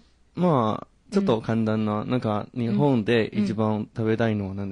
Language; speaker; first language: Japanese; non-native, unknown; Chinese